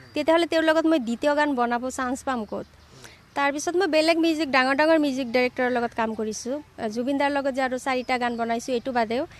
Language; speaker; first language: Assamese; non-native, local second language; Bangla